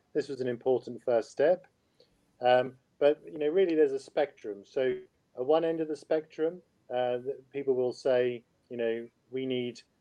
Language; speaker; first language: English; native; English